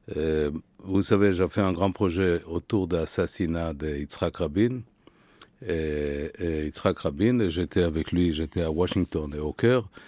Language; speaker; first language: French; non-native, fluent; Hebrew